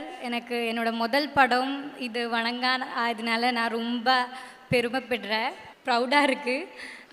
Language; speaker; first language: Tamil; non-native, learner; Malayalam